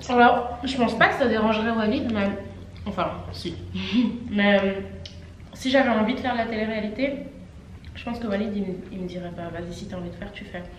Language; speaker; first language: French; native; French